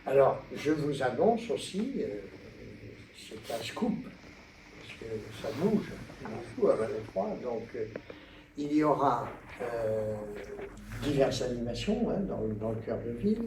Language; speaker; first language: French; native; French